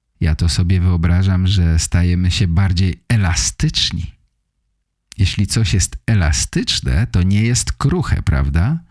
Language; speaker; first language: Polish; native; Polish